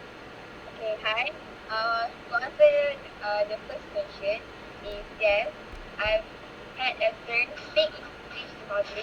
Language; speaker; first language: English; non-native, local second language; Malay